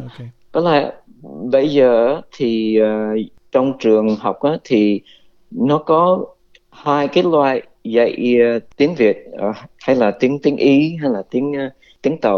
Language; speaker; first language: Vietnamese; early bilingual, heritage; Vietnamese